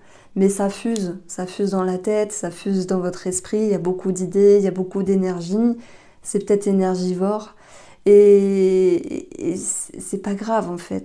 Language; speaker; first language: French; native; French